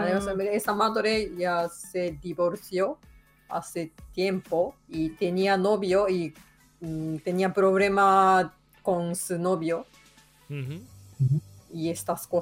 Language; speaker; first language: Spanish; non-native, fluent; Japanese